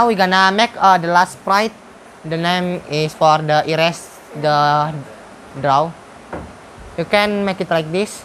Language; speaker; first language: English; non-native, learner; Indonesian